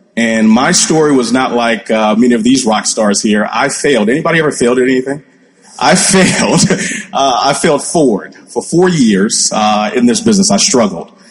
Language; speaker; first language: English; native; English